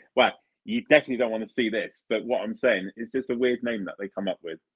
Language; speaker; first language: English; early bilingual, other home language; Italian